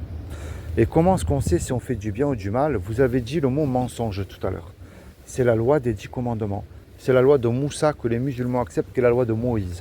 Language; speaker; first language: French; native; French